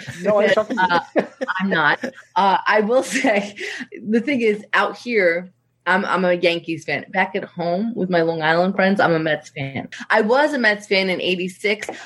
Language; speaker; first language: English; native; English